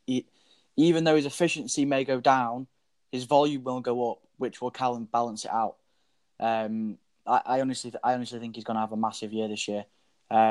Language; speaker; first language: English; native; English